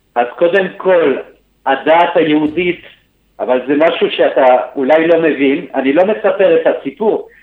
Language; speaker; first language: Hebrew; early bilingual, other home language; Spanish